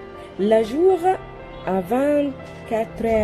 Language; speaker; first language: French; non-native, learner; Arabic